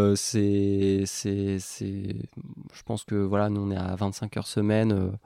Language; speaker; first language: French; native; French